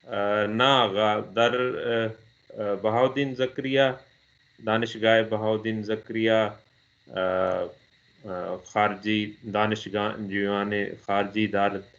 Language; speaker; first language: Persian; non-native, learner; Urdu